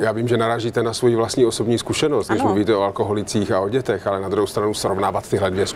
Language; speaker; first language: Czech; native; Czech